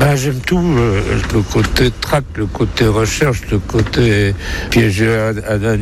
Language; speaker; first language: French; native; French